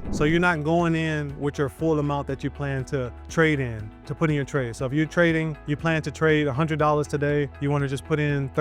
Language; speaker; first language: English; native; English